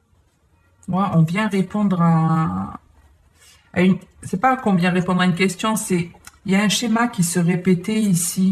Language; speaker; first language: French; native; French